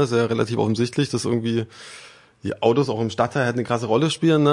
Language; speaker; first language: German; native; German